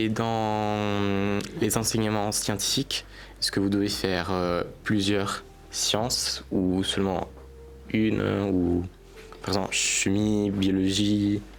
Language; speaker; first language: French; non-native, learner; Italian